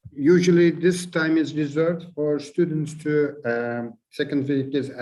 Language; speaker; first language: English; non-native, fluent; Turkish